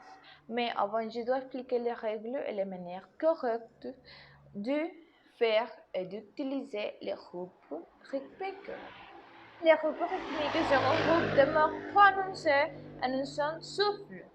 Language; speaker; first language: French; non-native, learner; Spanish